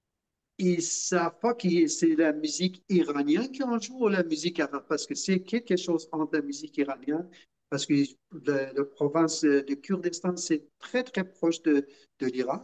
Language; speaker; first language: French; non-native, fluent; Persian